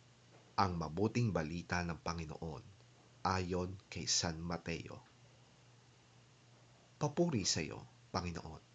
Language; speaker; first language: Filipino; native; Filipino